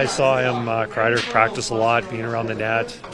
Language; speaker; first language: English; native; English